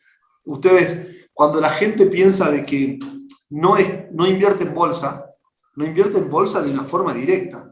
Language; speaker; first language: Spanish; native; Spanish